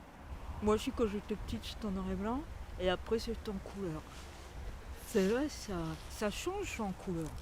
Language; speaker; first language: French; native; French